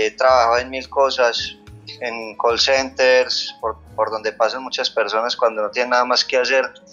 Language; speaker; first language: Spanish; native; Spanish